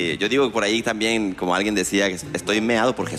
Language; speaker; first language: Spanish; native; Spanish